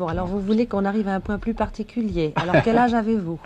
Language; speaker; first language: French; native; French